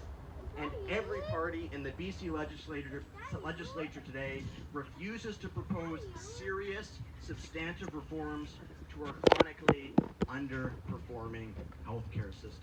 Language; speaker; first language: English; native; English